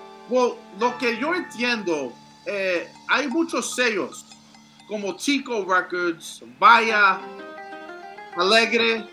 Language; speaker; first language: Spanish; early bilingual, heritage; Spanish